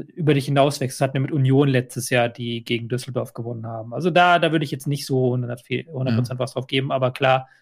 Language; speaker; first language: German; native; German